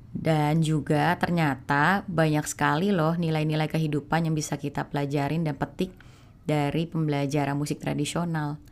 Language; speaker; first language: Indonesian; native; Indonesian